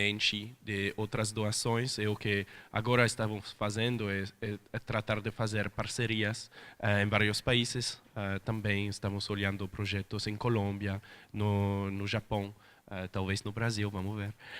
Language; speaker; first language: Portuguese; non-native, fluent; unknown